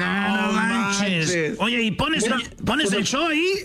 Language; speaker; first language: Spanish; native; Spanish